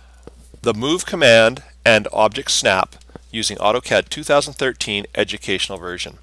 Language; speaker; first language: English; native; English